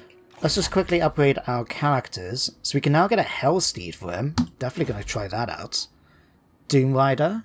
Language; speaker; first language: English; native; English